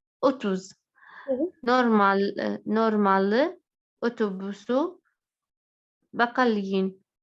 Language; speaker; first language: Turkish; non-native, learner; Arabic